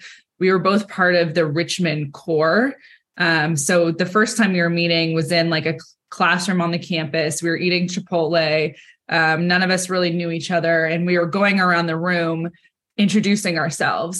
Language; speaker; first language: English; native; English